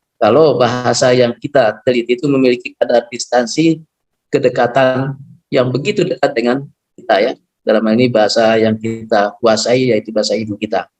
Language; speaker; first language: Indonesian; non-native, local second language; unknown